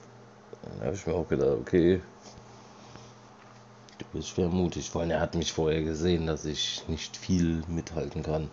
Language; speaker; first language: German; native; German